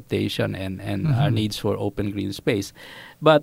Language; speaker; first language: English; non-native, local second language; Filipino